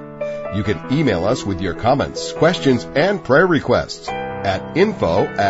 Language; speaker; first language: English; native; English